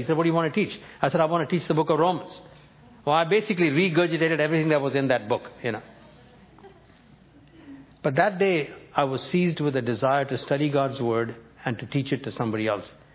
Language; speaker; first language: English; non-native, local second language; Tamil